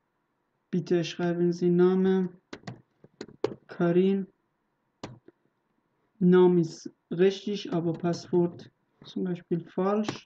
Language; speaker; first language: German; non-native, learner; Persian